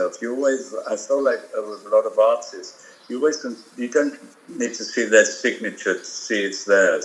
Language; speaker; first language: English; native; English